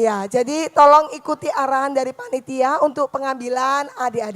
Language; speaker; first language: Indonesian; native; Indonesian